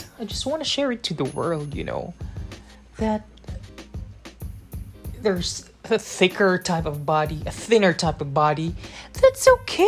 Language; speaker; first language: English; non-native, local second language; Cebuano